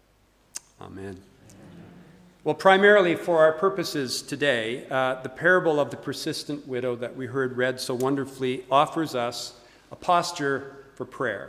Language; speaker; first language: English; native; English